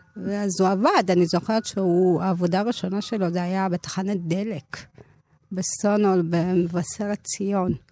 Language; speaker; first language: Hebrew; early bilingual, other home language; Amharic